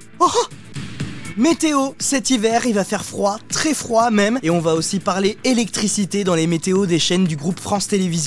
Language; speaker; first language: French; native; French